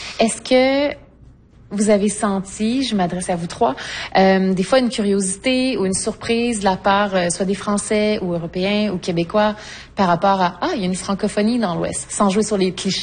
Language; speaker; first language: French; native; French